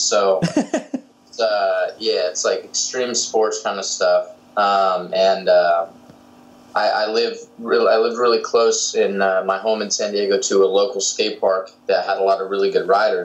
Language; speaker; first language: English; native; English